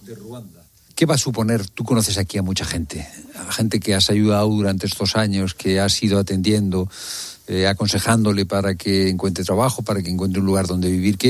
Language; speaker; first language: Spanish; native; Spanish